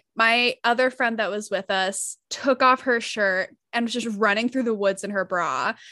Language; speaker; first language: English; native; English